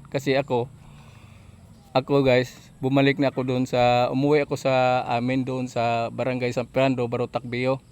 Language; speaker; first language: Filipino; non-native, local second language; Hiligaynon